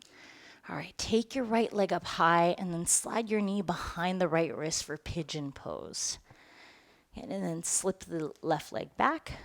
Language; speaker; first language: English; native; English